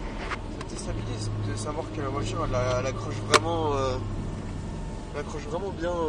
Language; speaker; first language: French; native; French